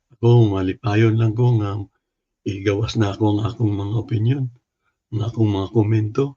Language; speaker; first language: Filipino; non-native, local second language; Cebuano